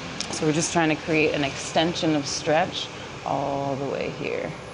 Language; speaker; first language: English; native; English